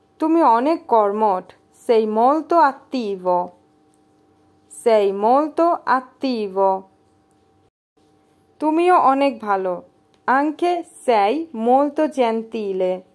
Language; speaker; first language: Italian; non-native, learner; Bangla